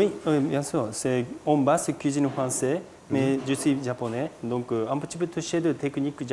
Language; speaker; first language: French; non-native, learner; Japanese